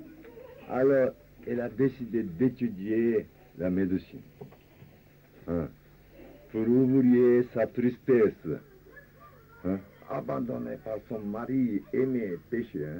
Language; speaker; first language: French; non-native, fluent; Japanese